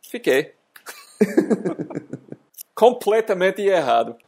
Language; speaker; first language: Portuguese; non-native, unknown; English